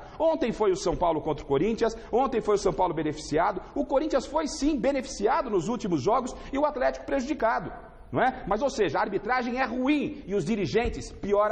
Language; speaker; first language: Portuguese; native; Portuguese